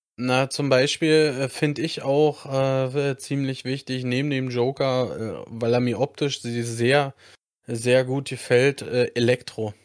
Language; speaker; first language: German; native; German